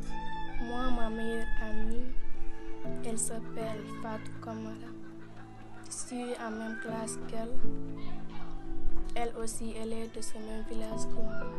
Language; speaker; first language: French; non-native, learner; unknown